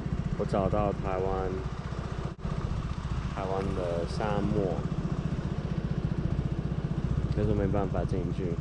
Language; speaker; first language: Chinese; non-native, fluent; English